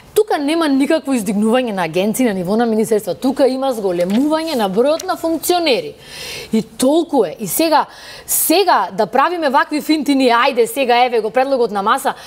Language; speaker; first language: Macedonian; native; Macedonian